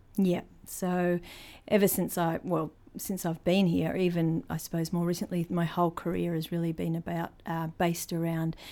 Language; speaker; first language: English; native; English